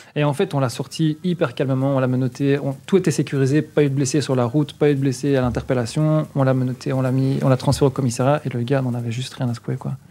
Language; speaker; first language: French; native; French